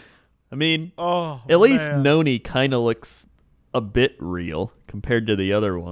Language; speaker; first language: English; native; English